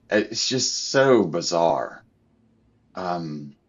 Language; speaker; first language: English; native; English